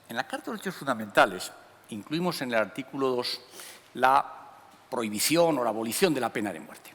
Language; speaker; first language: Spanish; native; Spanish